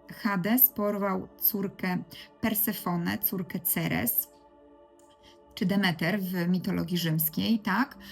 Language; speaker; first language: Polish; native; Polish